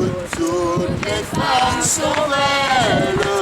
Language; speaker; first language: French; native; French